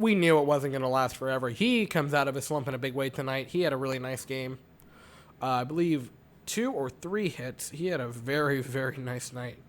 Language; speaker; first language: English; native; English